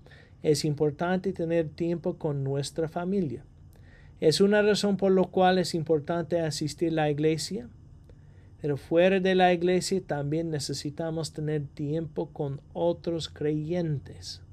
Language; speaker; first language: Spanish; non-native, fluent; English